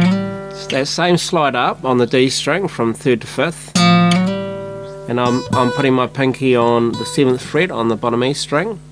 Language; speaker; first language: English; native; English